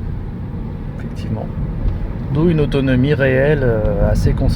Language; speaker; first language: French; native; French